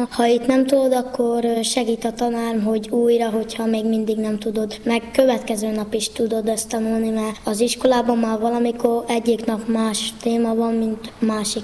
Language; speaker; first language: Hungarian; native; Hungarian